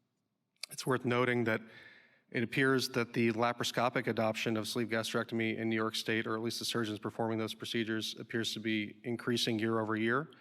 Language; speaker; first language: English; native; English